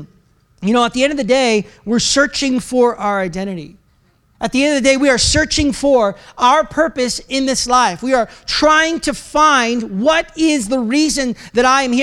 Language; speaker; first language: English; native; English